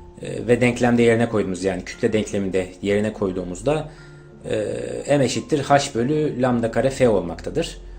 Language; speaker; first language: Turkish; native; Turkish